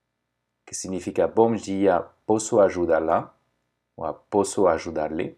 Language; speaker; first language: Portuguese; non-native, fluent; French